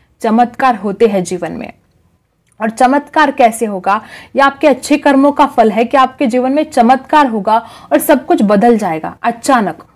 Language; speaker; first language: Hindi; non-native, local second language; Marathi